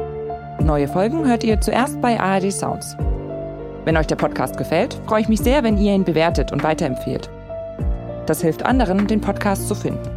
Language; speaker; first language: German; native; German